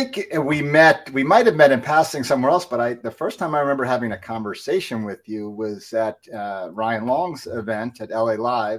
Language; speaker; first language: English; native; English